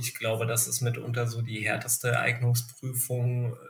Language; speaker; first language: German; native; German